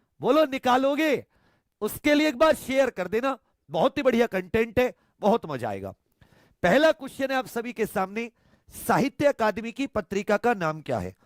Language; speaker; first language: Hindi; native; Hindi